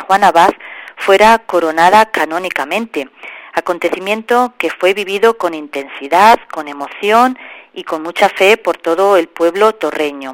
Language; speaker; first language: Spanish; native; Spanish